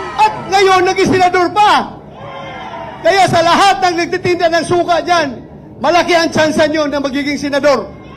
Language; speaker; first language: Filipino; non-native, local second language; Cebuano